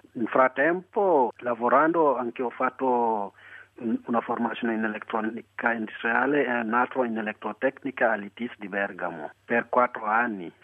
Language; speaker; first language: Italian; non-native, fluent; Wolof